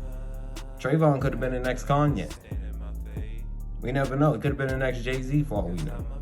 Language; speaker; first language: English; native; English